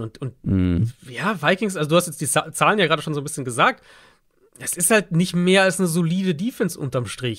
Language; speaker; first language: German; native; German